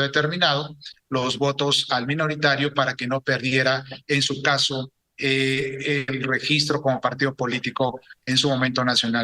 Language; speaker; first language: Spanish; native; Spanish